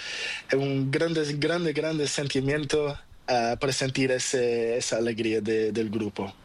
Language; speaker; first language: Spanish; non-native, learner; Portuguese